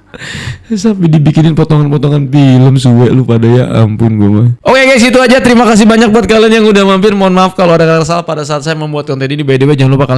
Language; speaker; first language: Indonesian; native; Indonesian